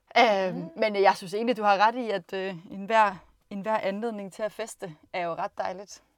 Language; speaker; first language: Danish; native; Danish